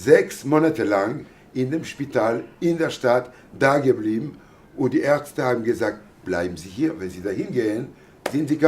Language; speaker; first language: German; non-native, fluent; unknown